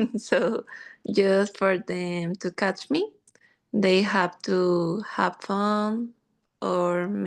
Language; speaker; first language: English; non-native, learner; Spanish